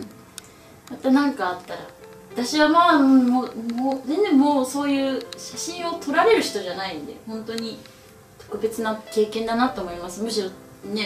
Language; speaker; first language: Japanese; native; Japanese